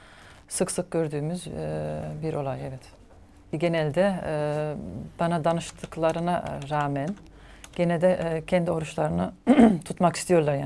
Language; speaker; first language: Turkish; native; Turkish